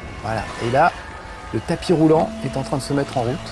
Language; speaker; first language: French; native; French